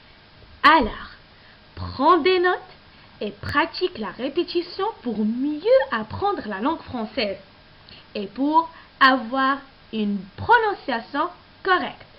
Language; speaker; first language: French; non-native, local second language; Arabic